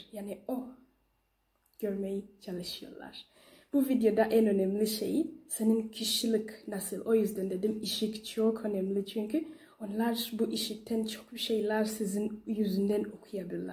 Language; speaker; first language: Turkish; non-native, learner; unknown